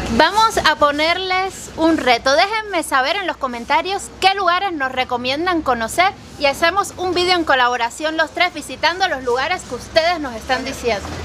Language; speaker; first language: Spanish; native; Spanish